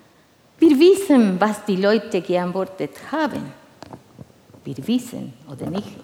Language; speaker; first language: German; non-native, fluent; Spanish